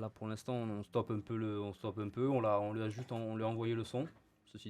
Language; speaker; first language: French; native; French